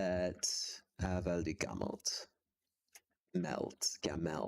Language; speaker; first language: Norwegian; non-native, learner; English